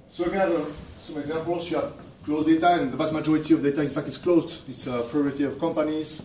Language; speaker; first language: English; non-native, fluent; French